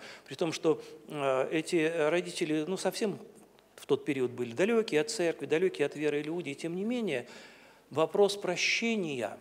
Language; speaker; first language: Russian; native; Russian